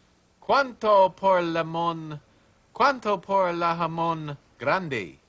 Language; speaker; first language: Spanish; non-native, learner; English